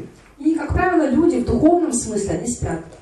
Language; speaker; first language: Russian; native; Russian